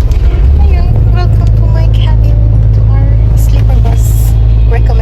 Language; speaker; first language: English; non-native, local second language; Filipino